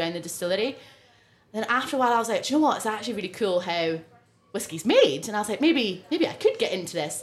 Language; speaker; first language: English; non-native, local second language; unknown